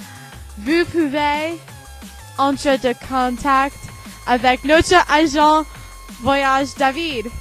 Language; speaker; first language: French; non-native, learner; English